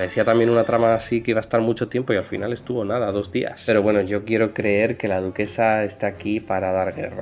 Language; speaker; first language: Spanish; native; Spanish